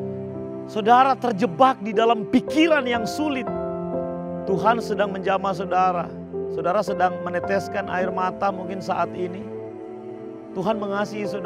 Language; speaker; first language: Indonesian; native; Indonesian